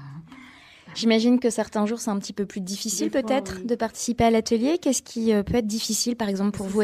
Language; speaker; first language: French; native; French